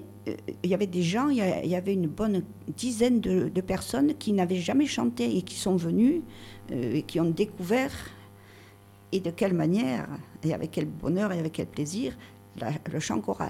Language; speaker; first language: French; native; French